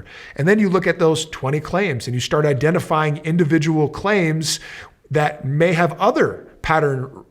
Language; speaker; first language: English; native; English